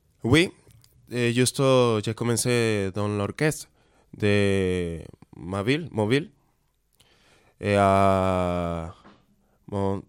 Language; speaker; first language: French; non-native, learner; Spanish